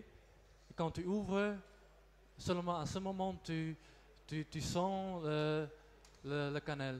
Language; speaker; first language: French; non-native, local second language; Dutch